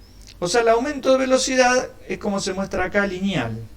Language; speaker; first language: Spanish; native; Spanish